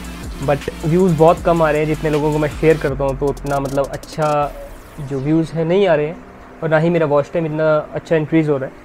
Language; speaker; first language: Hindi; native; Hindi